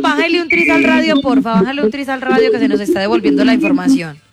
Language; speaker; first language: Spanish; native; Spanish